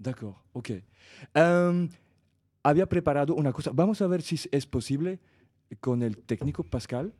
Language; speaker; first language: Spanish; non-native, fluent; French